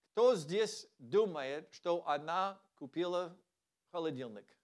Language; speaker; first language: Russian; non-native, learner; English